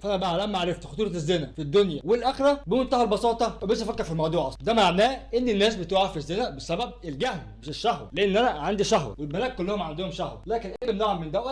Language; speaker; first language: Arabic; native; Arabic